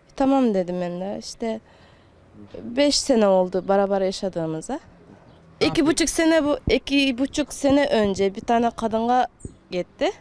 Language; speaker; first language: Turkish; non-native, fluent; Kyrgyz